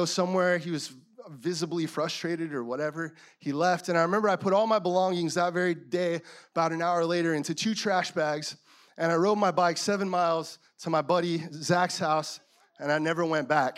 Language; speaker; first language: English; native; English